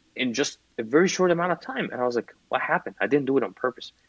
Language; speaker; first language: English; non-native, fluent; Arabic